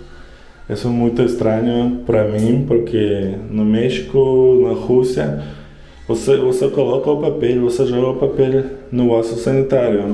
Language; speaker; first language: Portuguese; non-native, learner; Russian